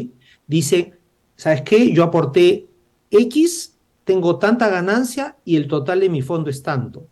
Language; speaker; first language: Spanish; native; Spanish